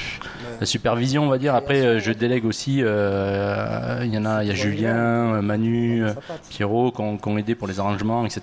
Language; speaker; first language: French; native; French